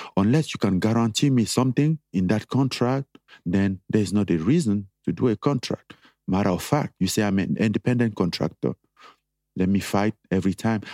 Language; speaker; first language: English; non-native, local second language; French